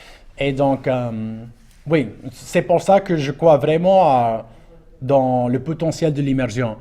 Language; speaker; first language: French; non-native, local second language; English